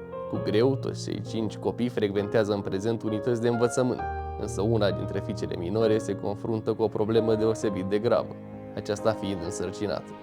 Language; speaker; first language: Romanian; native; Romanian